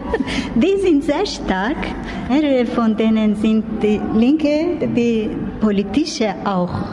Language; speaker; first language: German; non-native, learner; Turkish